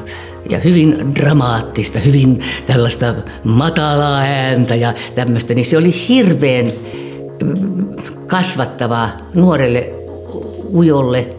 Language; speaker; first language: Finnish; native; Finnish